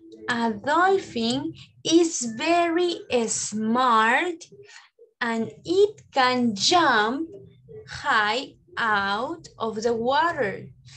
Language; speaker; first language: English; non-native, fluent; Spanish